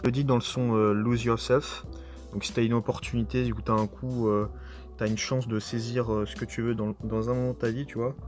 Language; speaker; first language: French; native; French